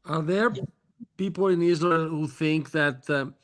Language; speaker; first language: English; non-native, fluent; Italian